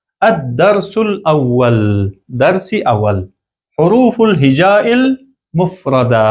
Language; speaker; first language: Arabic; non-native, fluent; Persian